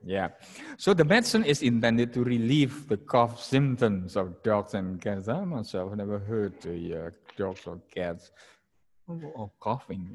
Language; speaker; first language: English; non-native, fluent; Indonesian